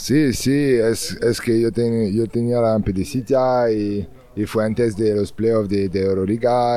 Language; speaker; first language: Spanish; non-native, learner; French